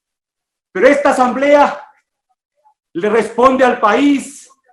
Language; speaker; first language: Spanish; native; Spanish